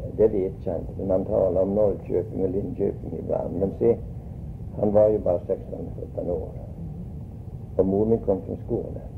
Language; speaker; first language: Swedish; early bilingual, heritage; Swedish